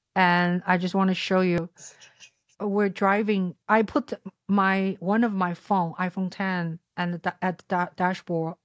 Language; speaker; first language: English; non-native, fluent; Chinese